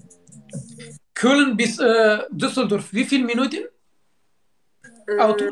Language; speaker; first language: German; non-native, learner; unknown